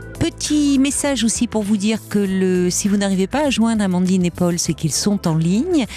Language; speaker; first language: French; native; French